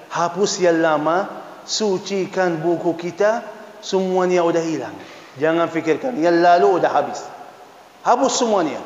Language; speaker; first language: Indonesian; non-native, fluent; Arabic